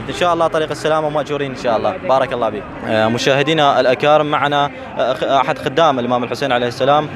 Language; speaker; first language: Arabic; native; Arabic